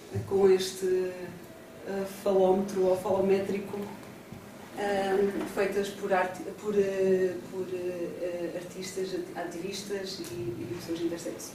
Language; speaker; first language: Portuguese; native; Portuguese